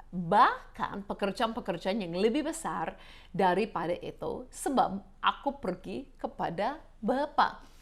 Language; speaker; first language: Indonesian; non-native, fluent; English